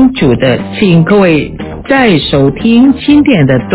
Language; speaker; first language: Chinese; non-native, fluent; Indonesian